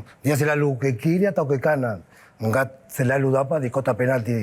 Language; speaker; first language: Indonesian; non-native, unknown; Spanish